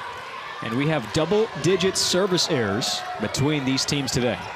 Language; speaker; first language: English; native; English